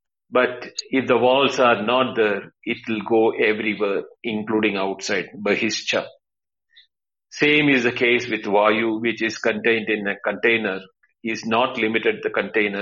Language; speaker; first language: English; non-native, local second language; Tamil